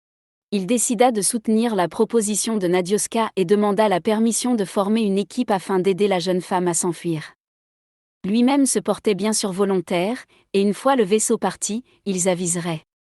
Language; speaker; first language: French; native; French